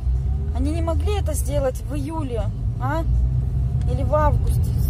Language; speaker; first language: Russian; native; Russian